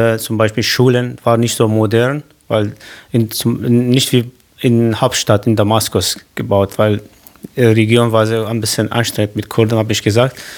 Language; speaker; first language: German; non-native, learner; Kurdish